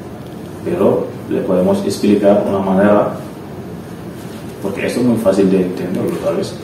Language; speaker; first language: Spanish; non-native, learner; Wolof